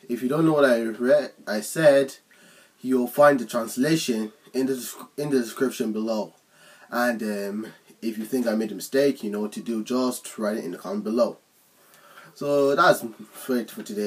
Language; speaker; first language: English; native; English